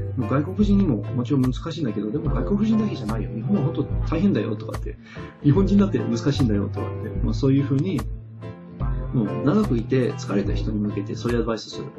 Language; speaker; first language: Japanese; non-native, fluent; English